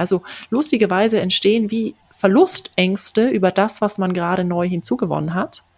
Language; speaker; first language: German; native; German